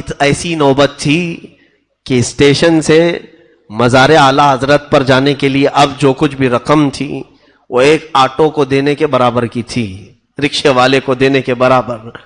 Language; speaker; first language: Urdu; native; Urdu